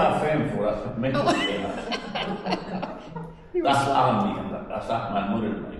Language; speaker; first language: German; early bilingual, heritage; German